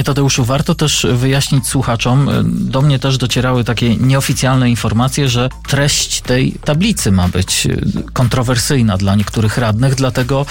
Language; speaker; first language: Polish; native; Polish